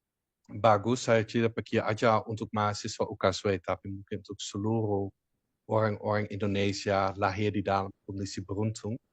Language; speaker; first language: Indonesian; non-native, fluent; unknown